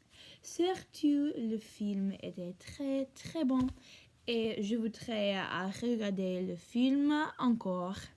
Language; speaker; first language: French; non-native, learner; English